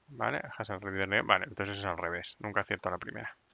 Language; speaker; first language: Spanish; native; Spanish